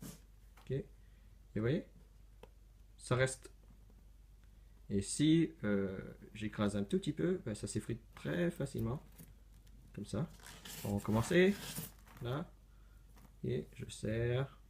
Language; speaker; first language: French; native; French